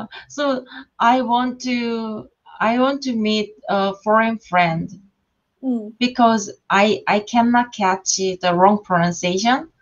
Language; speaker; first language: English; non-native, learner; Korean